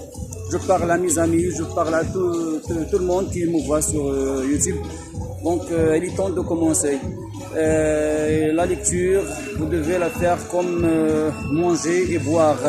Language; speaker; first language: French; non-native, local second language; Arabic